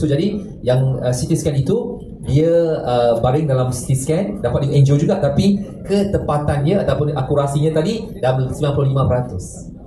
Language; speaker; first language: Malay; native; Malay